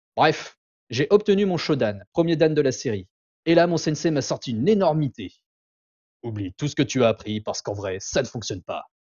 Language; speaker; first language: French; native; French